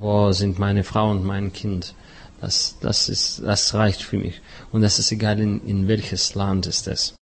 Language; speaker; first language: German; non-native, fluent; Russian